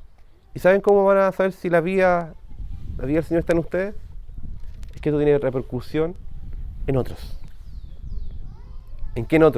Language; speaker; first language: Spanish; native; Spanish